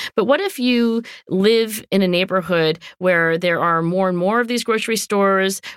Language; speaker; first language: English; native; English